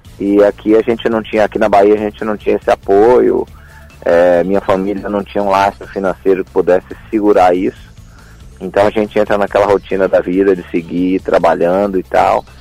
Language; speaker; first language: Portuguese; native; Portuguese